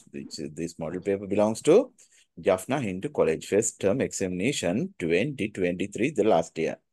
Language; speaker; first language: English; non-native, local second language; Tamil